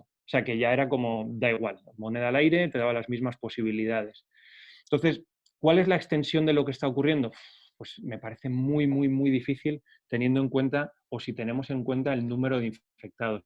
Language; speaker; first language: Spanish; native; Spanish